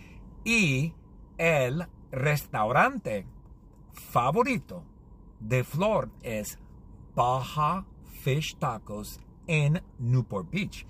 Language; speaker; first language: Spanish; non-native, learner; English